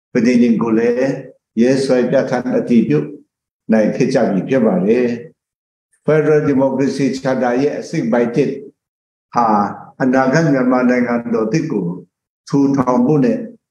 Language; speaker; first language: Burmese; non-native, local second language; Kachin